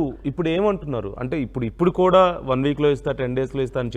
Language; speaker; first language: Telugu; native; Telugu